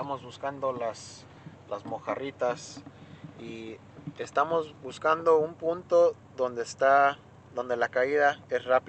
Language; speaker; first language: Spanish; early bilingual, heritage; Spanish